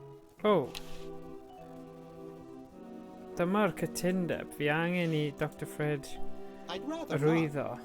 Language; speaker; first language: Welsh; native; Welsh